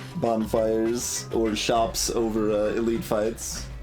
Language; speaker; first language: English; native; English